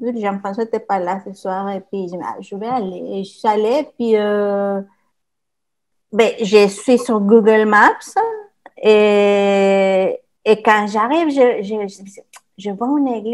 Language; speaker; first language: French; non-native, fluent; Spanish